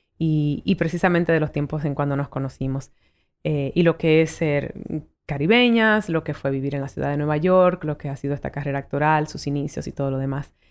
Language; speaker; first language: Spanish; early bilingual, heritage; Spanish